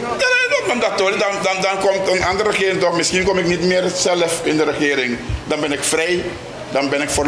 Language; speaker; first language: Dutch; non-native, local second language; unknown